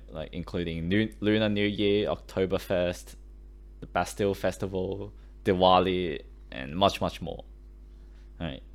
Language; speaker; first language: English; early bilingual, other home language; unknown